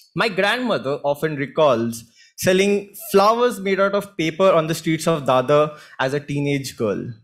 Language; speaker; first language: English; non-native, local second language; Hindi